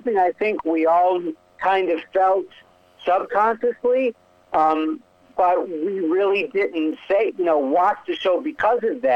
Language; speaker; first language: English; native; English